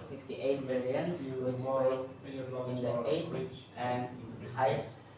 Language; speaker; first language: English; non-native, learner; Indonesian